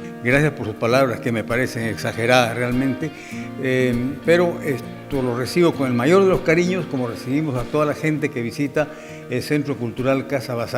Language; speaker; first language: Spanish; native; Spanish